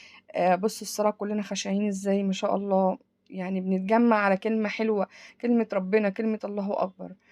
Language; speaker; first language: Arabic; native; Arabic